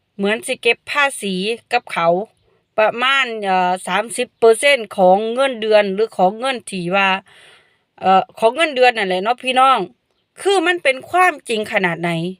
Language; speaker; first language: Thai; non-native, local second language; Northeastern Thai